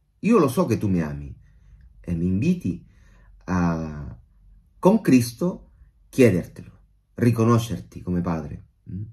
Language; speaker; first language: Italian; non-native, fluent; Spanish